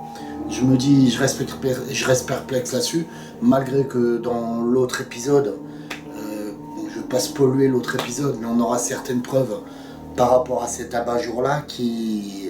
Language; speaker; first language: French; native; French